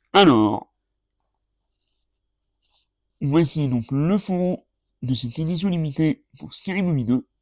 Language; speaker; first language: French; native; French